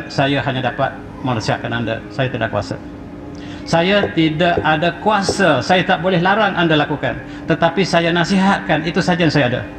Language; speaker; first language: Malay; native; Malay